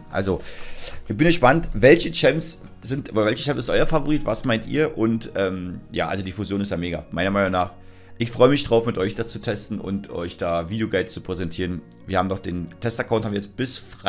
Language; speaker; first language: German; native; German